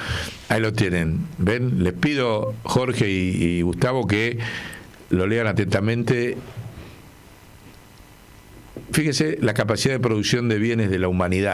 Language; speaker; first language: Spanish; native; Spanish